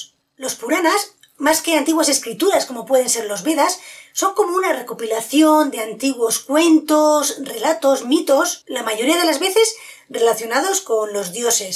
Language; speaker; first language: Spanish; native; Spanish